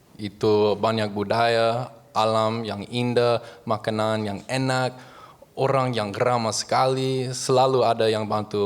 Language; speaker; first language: Indonesian; non-native, learner; English